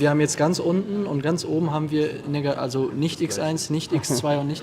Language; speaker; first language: German; native; German